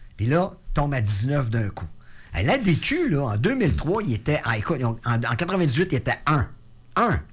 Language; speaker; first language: French; native; French